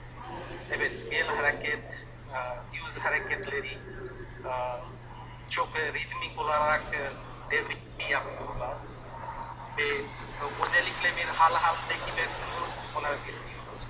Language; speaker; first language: Turkish; non-native, learner; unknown